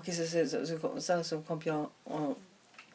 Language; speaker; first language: French; non-native, learner; German